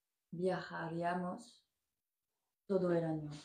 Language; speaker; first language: Spanish; non-native, learner; French